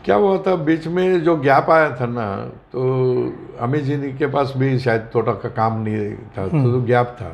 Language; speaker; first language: Hindi; non-native, local second language; Marathi